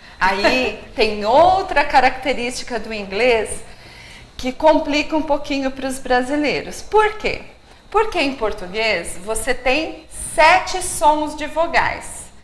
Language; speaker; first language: Portuguese; native; Portuguese